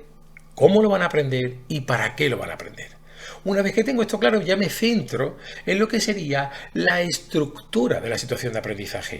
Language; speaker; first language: Spanish; native; Spanish